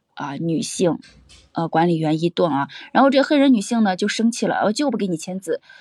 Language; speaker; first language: Chinese; native; Chinese